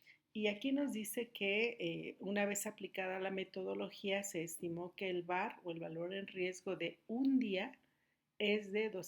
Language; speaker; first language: Spanish; native; Spanish